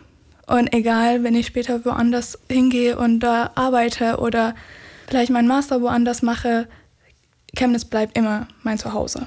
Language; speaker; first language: German; non-native, fluent; Persian